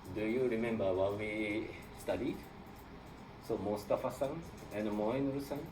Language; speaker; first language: English; non-native, learner; Japanese